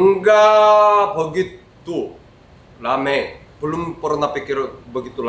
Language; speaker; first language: Indonesian; non-native, learner; Korean